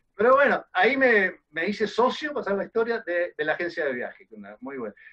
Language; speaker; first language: Spanish; early bilingual, other home language; Dutch